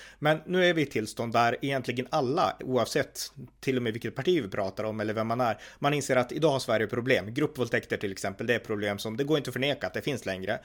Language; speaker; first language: Swedish; native; Swedish